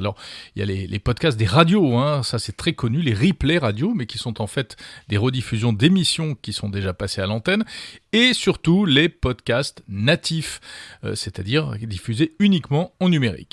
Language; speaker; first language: French; native; French